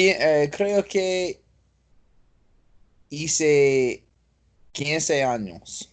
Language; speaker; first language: Spanish; non-native, learner; English